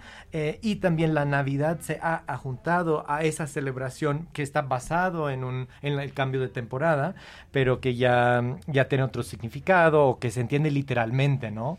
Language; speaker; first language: Spanish; non-native, fluent; English